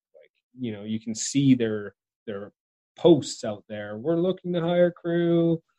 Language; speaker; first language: English; native; English